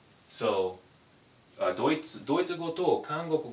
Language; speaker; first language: Japanese; non-native, fluent; English